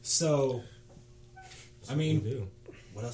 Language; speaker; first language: English; native; English